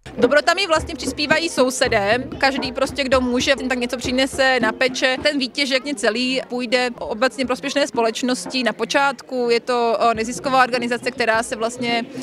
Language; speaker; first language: Czech; native; Czech